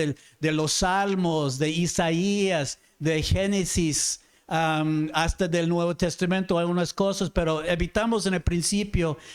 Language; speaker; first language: Spanish; non-native, fluent; English